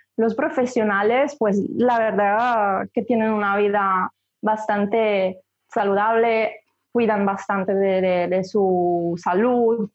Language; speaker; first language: Spanish; non-native, fluent; Italian